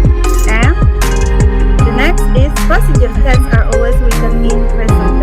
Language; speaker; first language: English; non-native, fluent; Indonesian